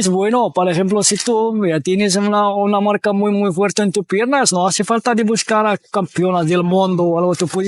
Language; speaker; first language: Spanish; non-native, fluent; Arabic